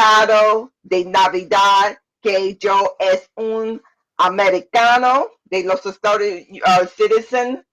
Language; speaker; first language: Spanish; non-native, learner; English